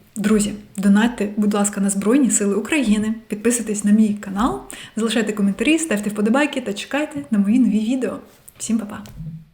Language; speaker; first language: Ukrainian; non-native, local second language; Russian